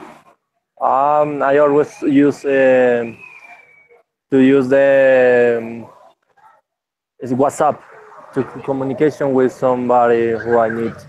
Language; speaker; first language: English; non-native, learner; Spanish